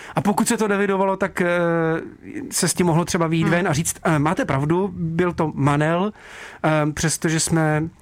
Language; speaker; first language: Czech; native; Czech